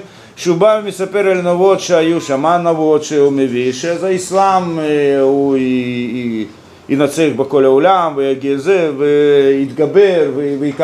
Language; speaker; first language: Hebrew; non-native, fluent; Russian